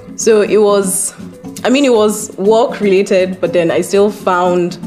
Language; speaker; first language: English; non-native, local second language; Hausa